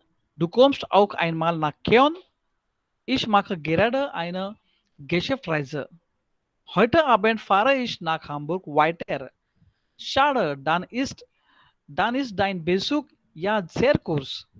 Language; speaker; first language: German; non-native, fluent; Marathi